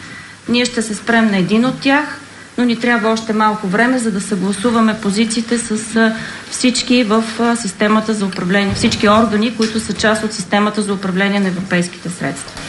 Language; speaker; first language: Bulgarian; native; Bulgarian